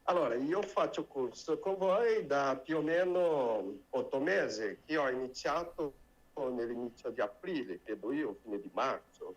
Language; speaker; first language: Italian; non-native, learner; Portuguese